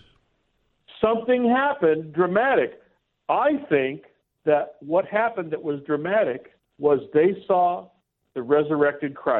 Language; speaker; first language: English; native; English